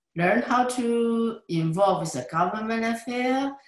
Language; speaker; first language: English; non-native, learner; Chinese